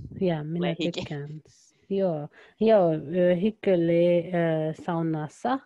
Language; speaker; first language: Finnish; non-native, learner; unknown